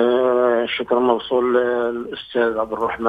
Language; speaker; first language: Arabic; native; Arabic